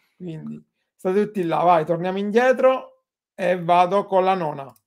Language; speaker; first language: Italian; native; Italian